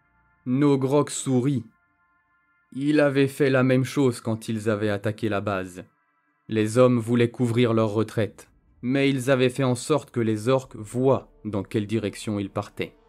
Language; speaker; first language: French; native; French